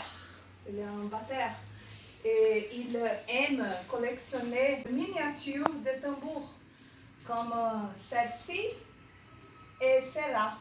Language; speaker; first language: French; non-native, learner; Portuguese